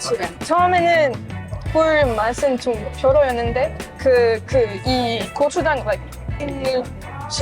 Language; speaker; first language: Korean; non-native, learner; French